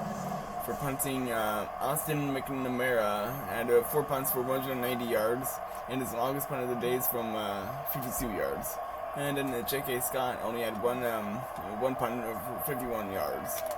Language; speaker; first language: English; native; English